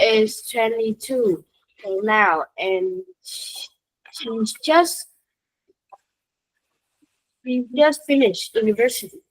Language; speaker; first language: English; non-native, learner; Vietnamese